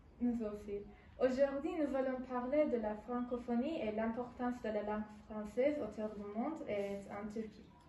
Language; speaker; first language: French; non-native, learner; Turkish